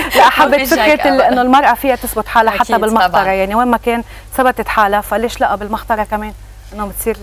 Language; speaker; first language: Arabic; native; Arabic